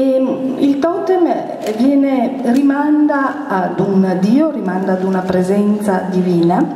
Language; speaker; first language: Italian; native; Italian